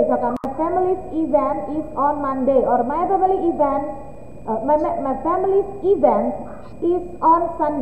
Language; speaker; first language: English; non-native, fluent; Indonesian